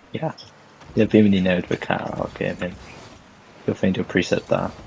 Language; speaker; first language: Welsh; non-native, local second language; English